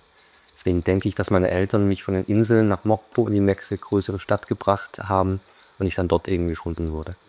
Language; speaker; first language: German; early bilingual, other home language; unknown